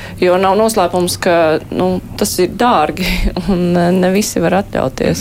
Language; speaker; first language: Latvian; native; Latvian